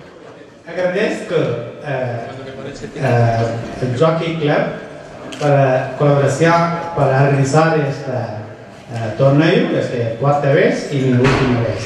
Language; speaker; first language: Spanish; non-native, learner; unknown